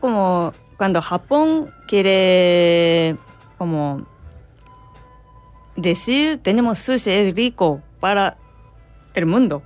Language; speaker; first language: Spanish; non-native, learner; Japanese